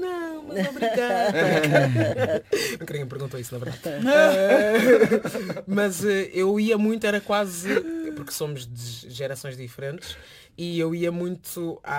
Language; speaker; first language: Portuguese; native; Portuguese